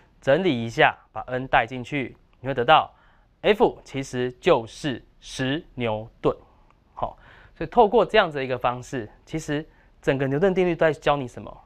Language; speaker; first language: Chinese; native; Chinese